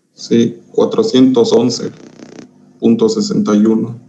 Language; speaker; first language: Spanish; native; Spanish